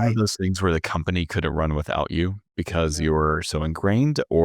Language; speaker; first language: English; native; English